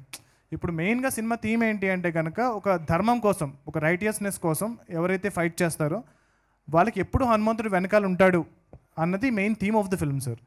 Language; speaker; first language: Telugu; native; Telugu